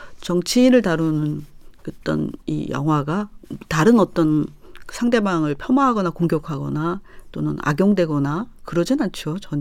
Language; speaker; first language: Korean; native; Korean